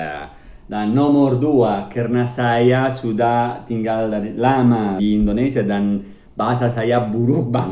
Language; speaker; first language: Indonesian; non-native, learner; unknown